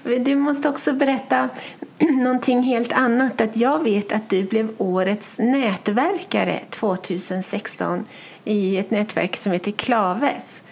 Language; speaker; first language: Swedish; native; Swedish